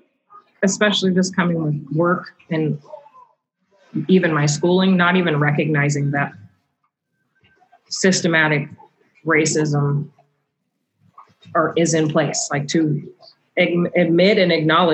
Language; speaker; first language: English; native; English